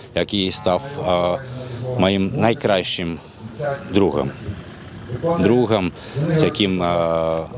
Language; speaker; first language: Ukrainian; non-native, learner; Latvian